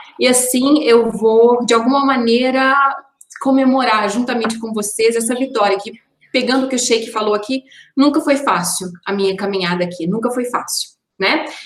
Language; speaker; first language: Portuguese; native; Portuguese